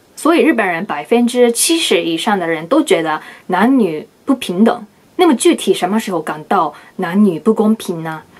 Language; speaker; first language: Chinese; non-native, fluent; Japanese